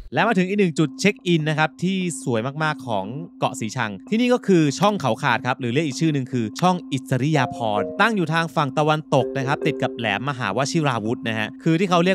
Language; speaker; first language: Thai; native; Thai